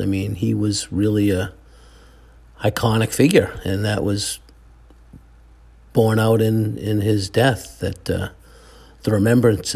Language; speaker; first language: English; native; English